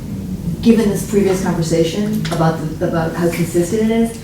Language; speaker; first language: English; native; English